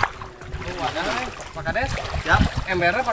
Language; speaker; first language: Indonesian; non-native, local second language; Sundanese